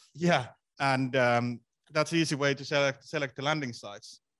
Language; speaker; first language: English; non-native, fluent; Finnish